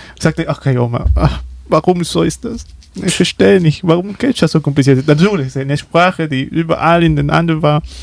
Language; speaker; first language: German; non-native, learner; Spanish